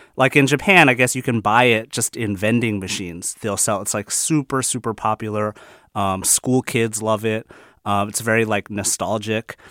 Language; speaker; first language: English; early bilingual, other home language; Chinese